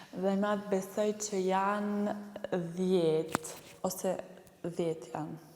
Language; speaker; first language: Albanian; early bilingual, heritage; Albanian